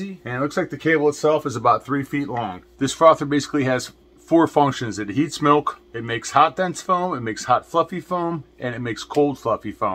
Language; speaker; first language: English; native; English